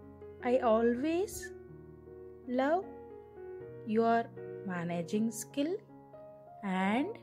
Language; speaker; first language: English; non-native, local second language; Kannada